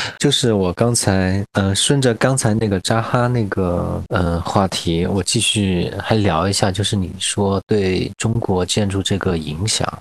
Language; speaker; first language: Chinese; native; Chinese